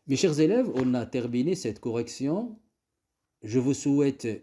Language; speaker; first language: French; non-native, local second language; Arabic